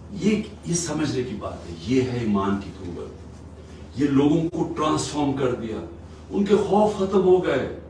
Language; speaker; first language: Urdu; native; Urdu